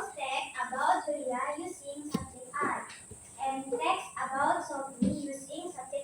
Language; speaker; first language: English; non-native, learner; Indonesian